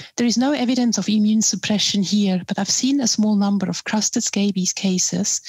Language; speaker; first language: English; non-native, fluent; German